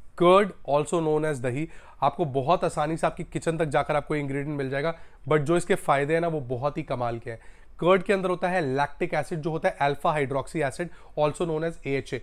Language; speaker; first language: Hindi; native; Hindi